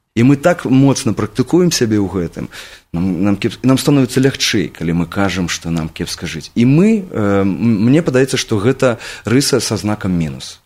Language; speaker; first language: Belarusian; non-native, local second language; Russian